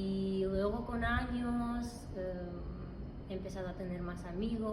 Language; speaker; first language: Spanish; non-native, fluent; Russian